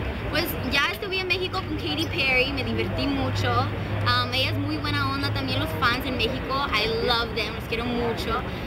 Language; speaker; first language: Spanish; early bilingual, heritage; Spanish